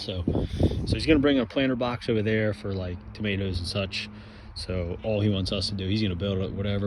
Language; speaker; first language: English; native; English